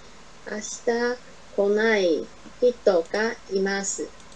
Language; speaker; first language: Japanese; non-native, learner; Chinese